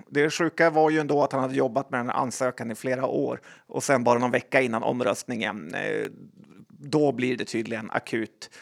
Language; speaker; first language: Swedish; native; Swedish